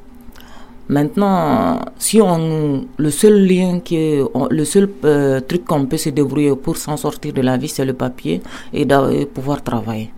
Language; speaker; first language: French; non-native, local second language; Bambara